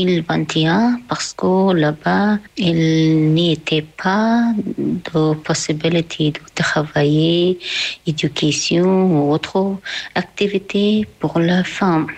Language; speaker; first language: French; non-native, learner; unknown